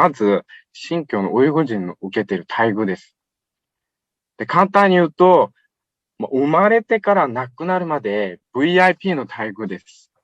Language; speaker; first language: Japanese; non-native, fluent; Uyghur